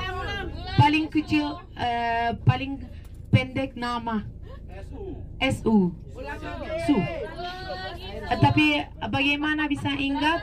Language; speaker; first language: Indonesian; non-native, fluent; Turkish